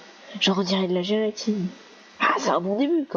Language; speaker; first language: French; native; French